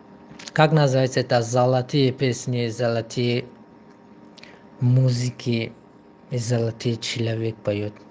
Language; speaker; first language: Russian; non-native, local second language; Tajik